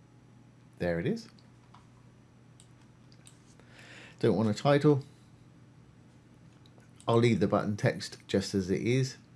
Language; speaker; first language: English; native; English